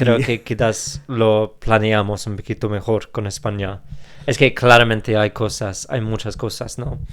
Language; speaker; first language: Spanish; non-native, fluent; English